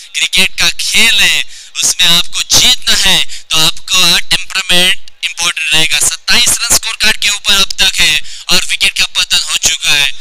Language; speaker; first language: Hindi; non-native, local second language; Marathi